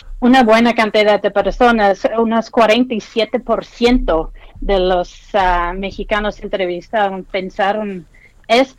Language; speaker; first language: Spanish; non-native, fluent; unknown